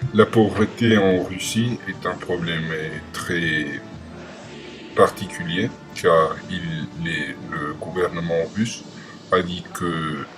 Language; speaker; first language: French; non-native, learner; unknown